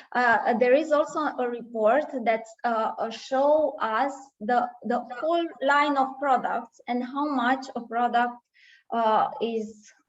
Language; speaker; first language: English; non-native, fluent; Romanian